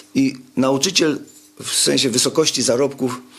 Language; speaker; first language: Polish; native; Polish